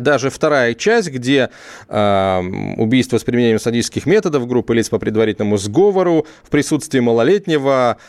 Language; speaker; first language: Russian; native; Russian